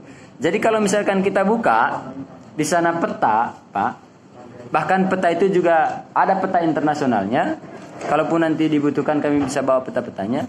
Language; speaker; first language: Indonesian; native; Indonesian